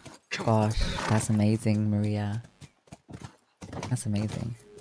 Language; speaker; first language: English; native; English